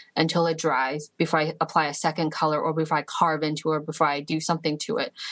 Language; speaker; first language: English; early bilingual, other home language; Chinese